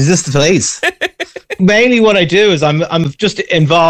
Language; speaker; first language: English; native; English